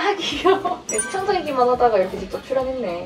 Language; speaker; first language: Korean; native; Korean